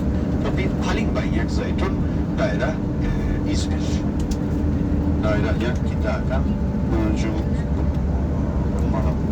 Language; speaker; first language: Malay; non-native, fluent; Turkish